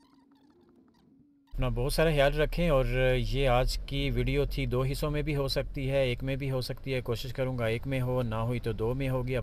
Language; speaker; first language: Urdu; non-native, local second language; Punjabi